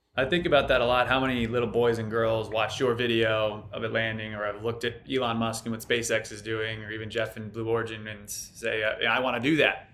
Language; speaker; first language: English; native; English